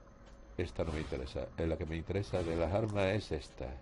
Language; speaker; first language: Spanish; native; Spanish